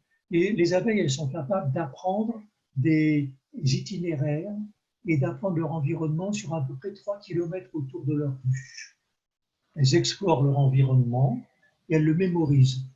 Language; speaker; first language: French; native; French